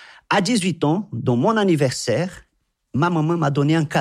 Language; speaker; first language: French; non-native, fluent; Portuguese